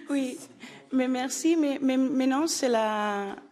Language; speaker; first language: French; non-native, learner; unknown